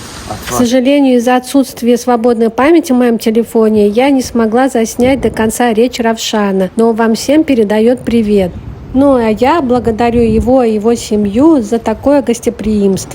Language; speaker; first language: Russian; native; Russian